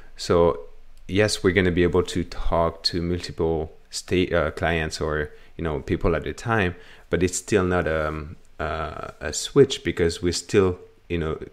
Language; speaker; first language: English; non-native, fluent; French